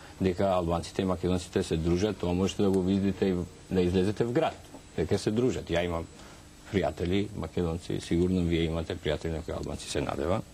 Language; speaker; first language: Macedonian; non-native, local second language; Albanian